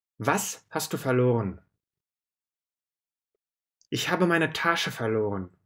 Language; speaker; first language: German; non-native, fluent; Russian